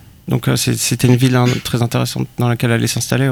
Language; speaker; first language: French; native; French